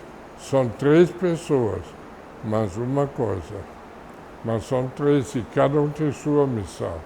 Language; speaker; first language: Portuguese; non-native, fluent; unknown